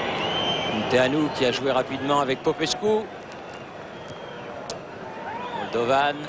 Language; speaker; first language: French; native; French